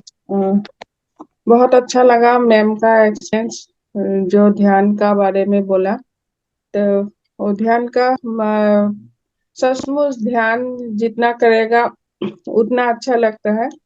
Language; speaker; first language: Hindi; non-native, local second language; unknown